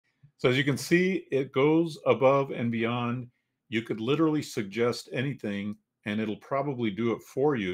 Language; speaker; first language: English; native; English